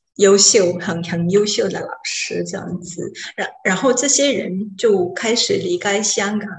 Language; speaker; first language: Chinese; non-native, fluent; Japanese